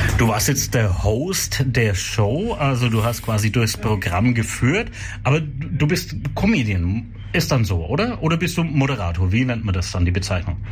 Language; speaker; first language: German; native; German